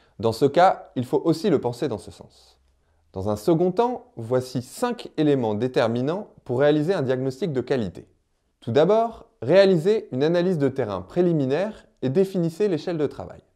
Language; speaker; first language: French; native; French